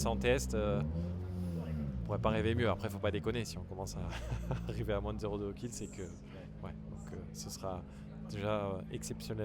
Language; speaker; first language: French; native; French